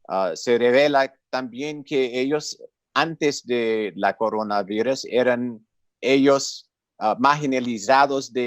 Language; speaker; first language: Spanish; non-native, fluent; English